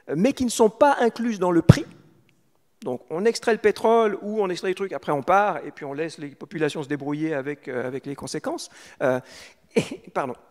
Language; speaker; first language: French; native; French